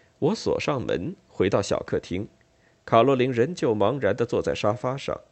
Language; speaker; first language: Chinese; native; Chinese